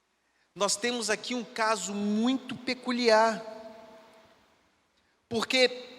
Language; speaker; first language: Portuguese; native; Portuguese